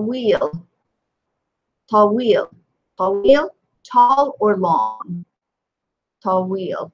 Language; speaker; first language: Arabic; non-native, fluent; English